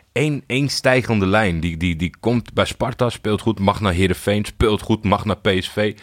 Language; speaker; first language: Dutch; native; Dutch